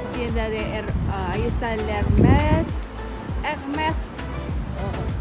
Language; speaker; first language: Spanish; non-native, fluent; Filipino